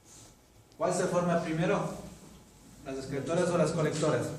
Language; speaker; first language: Spanish; native; Spanish